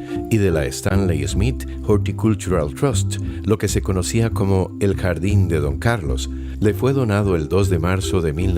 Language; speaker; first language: Spanish; native; Spanish